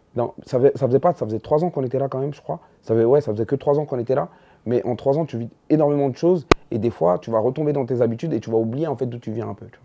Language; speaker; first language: French; early bilingual, other home language; Dyula